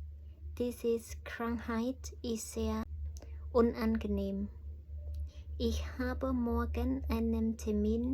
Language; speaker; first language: German; non-native, learner; Khmer